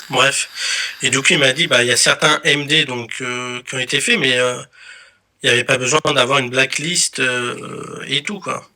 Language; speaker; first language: French; native; French